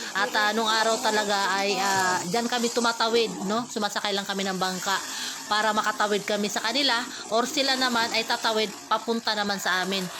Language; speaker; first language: Filipino; non-native, local second language; Cebuano